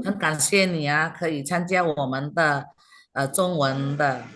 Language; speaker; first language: Chinese; non-native, fluent; Indonesian